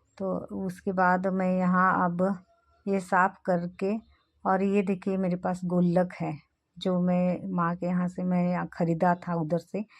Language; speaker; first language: Hindi; non-native, local second language; Marathi